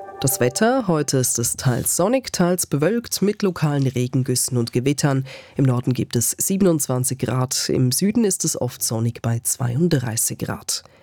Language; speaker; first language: German; native; German